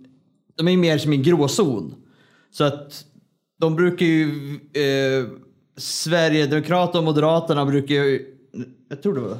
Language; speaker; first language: Swedish; native; Swedish